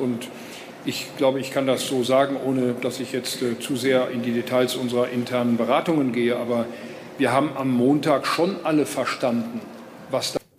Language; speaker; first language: German; native; German